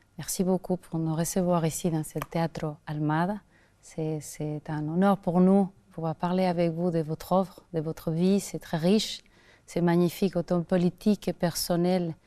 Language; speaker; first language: French; non-native, fluent; Portuguese